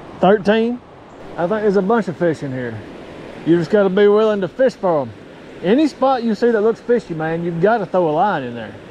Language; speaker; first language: English; native; English